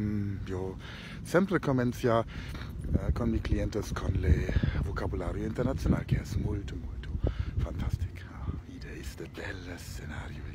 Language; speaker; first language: Italian; non-native, fluent; German